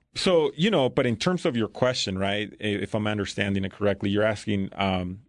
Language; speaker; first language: English; early bilingual, other home language; Spanish